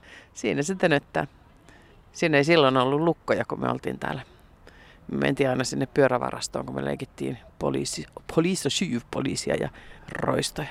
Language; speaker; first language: Finnish; early bilingual, heritage; Finnish